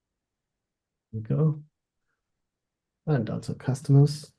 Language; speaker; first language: English; non-native, fluent; German